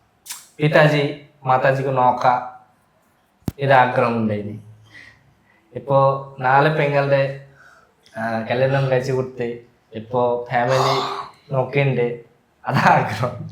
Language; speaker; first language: Malayalam; non-native, learner; Bangla